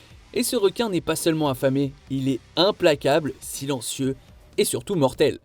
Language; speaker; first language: French; native; French